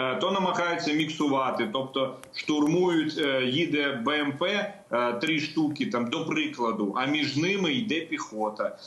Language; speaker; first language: Ukrainian; native; Ukrainian